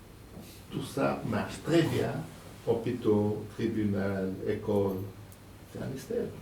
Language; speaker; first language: French; non-native, fluent; Portuguese